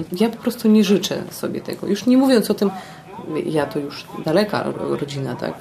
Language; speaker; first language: Polish; non-native, fluent; Russian